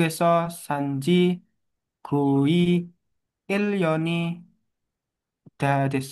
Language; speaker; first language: Korean; non-native, learner; Indonesian